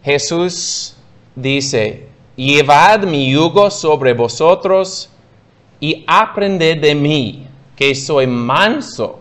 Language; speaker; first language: Spanish; non-native, fluent; English